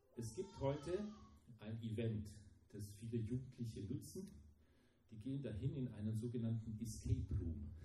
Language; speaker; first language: German; early bilingual, heritage; German